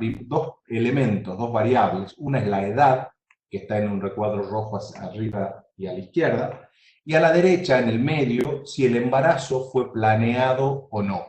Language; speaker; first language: Spanish; native; Spanish